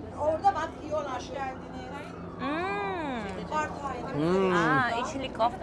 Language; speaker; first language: Turkish; native; Turkish